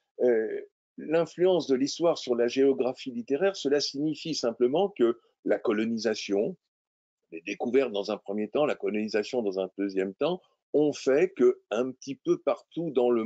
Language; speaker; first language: French; native; French